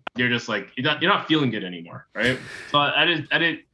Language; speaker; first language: English; native; English